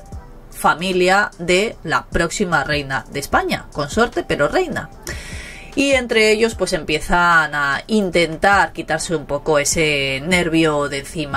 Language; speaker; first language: Spanish; native; Spanish